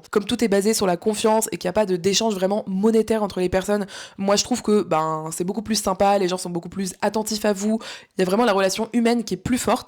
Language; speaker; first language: French; native; French